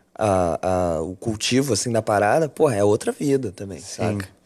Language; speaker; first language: Portuguese; early bilingual, other home language; French